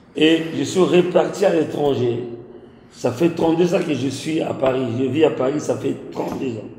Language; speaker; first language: French; non-native, local second language; Lingala